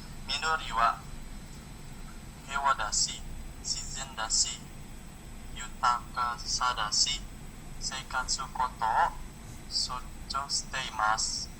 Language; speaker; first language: Japanese; non-native, learner; Indonesian